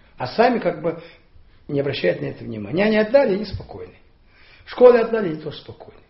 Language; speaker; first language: Russian; non-native, local second language; Buriat